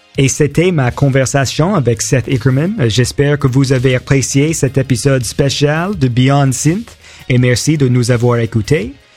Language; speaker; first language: French; non-native, learner; English